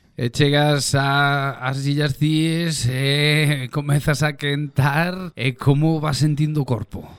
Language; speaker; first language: Galician; native; Galician